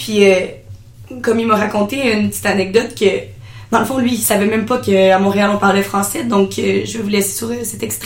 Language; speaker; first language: French; native; French